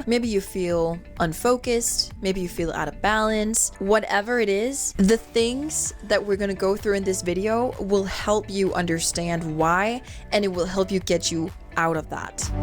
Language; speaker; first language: English; non-native, fluent; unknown